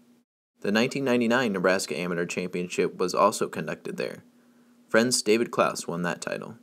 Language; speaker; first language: English; native; English